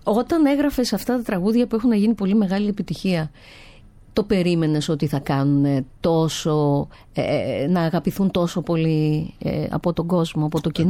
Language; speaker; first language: Greek; native; Greek